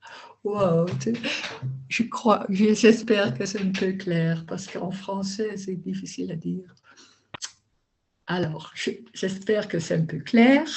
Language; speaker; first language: French; non-native, learner; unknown